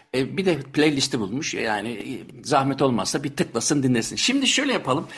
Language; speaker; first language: Turkish; native; Turkish